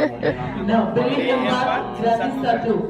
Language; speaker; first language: Indonesian; non-native, fluent; Arabic